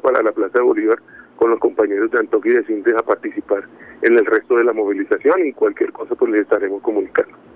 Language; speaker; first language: Spanish; native; Spanish